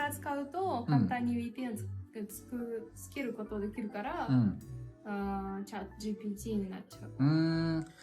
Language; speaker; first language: Japanese; non-native, fluent; Russian